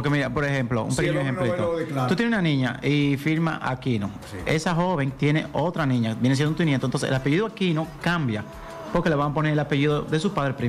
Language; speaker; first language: Spanish; native; Spanish